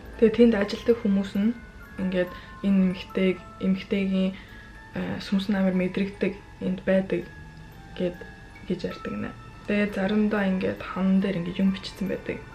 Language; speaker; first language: Mongolian; early bilingual, heritage; Mongolian